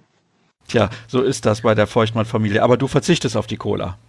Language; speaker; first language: German; native; German